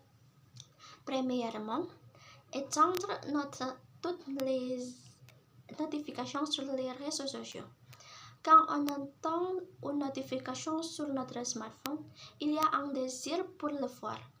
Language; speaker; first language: French; non-native, learner; Indonesian